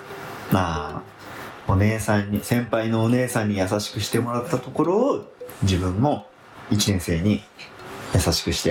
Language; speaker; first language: Japanese; native; Japanese